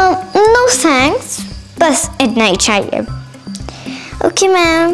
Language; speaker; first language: Hindi; native; Hindi